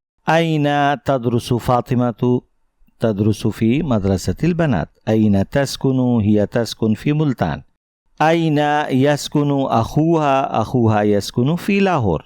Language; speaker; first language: Arabic; non-native, fluent; Urdu